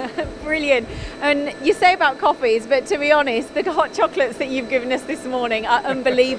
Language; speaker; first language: English; native; English